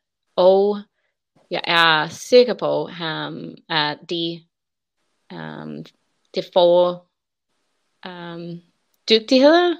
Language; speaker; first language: Danish; non-native, learner; English